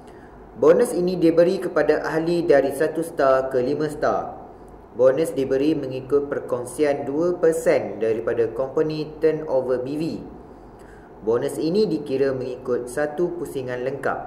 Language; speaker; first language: Malay; native; Malay